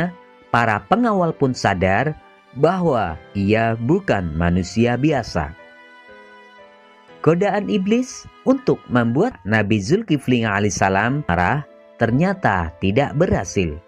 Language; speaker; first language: Indonesian; native; Indonesian